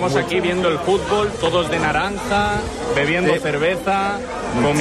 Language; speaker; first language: Spanish; native; Spanish